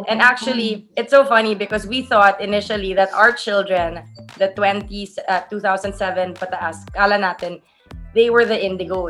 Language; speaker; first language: English; non-native, local second language; Filipino